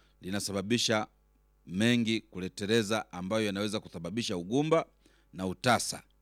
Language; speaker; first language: Swahili; native; Swahili